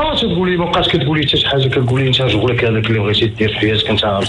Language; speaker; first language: Arabic; native; Arabic